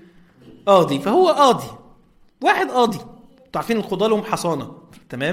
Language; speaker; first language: Arabic; native; Arabic